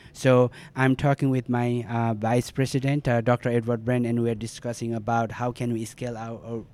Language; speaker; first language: English; non-native, local second language; Nepali